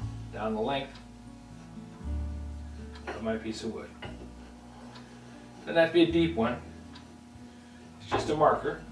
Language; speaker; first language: English; native; English